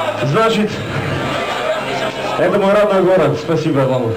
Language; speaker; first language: Russian; non-native, fluent; Finnish